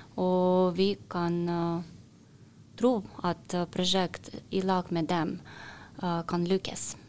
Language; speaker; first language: Norwegian; non-native, learner; Russian